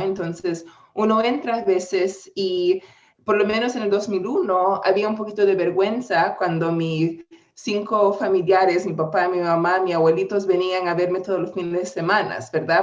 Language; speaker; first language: Spanish; early bilingual, heritage; English